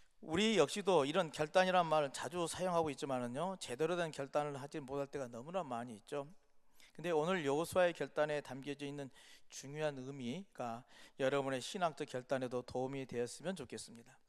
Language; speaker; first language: Korean; native; Korean